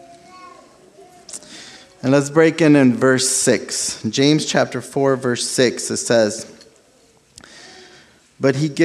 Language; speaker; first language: English; early bilingual, other home language; Spanish